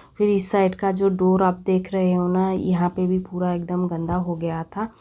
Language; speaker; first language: Hindi; non-native, local second language; Bangla